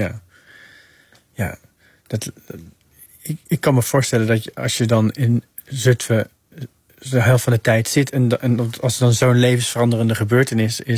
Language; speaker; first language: Dutch; native; Dutch